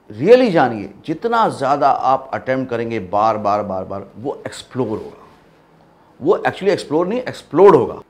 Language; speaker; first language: Hindi; native; Hindi